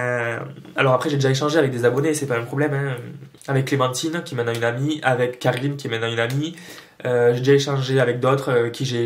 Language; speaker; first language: French; native; French